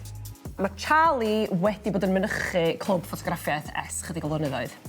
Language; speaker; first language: Welsh; native; Welsh